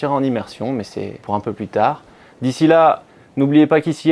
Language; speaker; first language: French; native; French